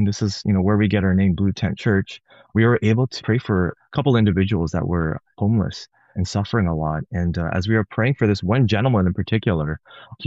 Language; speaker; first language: English; native; English